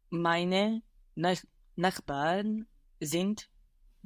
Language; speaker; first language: German; non-native, learner; English